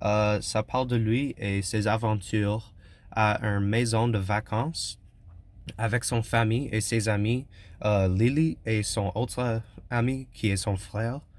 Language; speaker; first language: French; non-native, learner; English